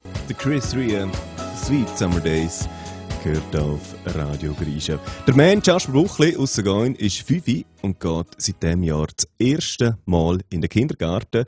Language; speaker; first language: German; native; German